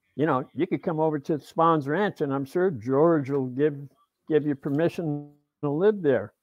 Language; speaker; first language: English; native; English